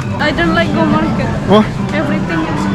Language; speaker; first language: English; non-native, learner; Indonesian